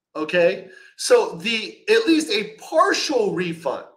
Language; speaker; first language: English; native; English